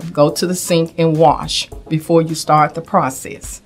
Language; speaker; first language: English; native; English